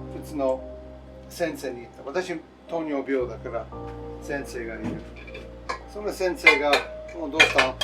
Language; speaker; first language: Japanese; non-native, learner; English